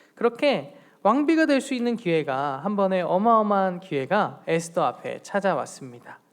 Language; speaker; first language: Korean; native; Korean